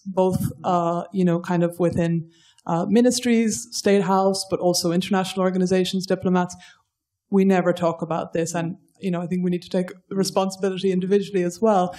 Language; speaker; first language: English; native; English